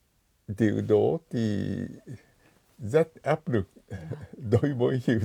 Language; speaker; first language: Vietnamese; non-native, fluent; Japanese